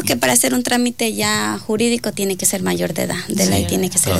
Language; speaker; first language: Spanish; native; Spanish